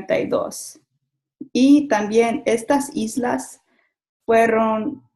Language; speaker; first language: Spanish; non-native, learner; English